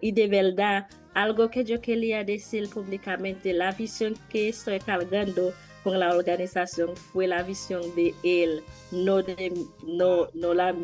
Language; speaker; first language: Spanish; non-native, learner; Haitian Creole